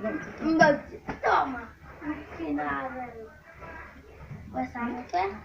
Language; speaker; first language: Portuguese; non-native, learner; Haitian Creole